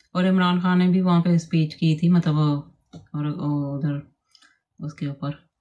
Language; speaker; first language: Urdu; non-native, local second language; Punjabi